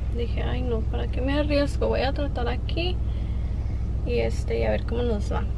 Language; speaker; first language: Spanish; early bilingual, heritage; Spanish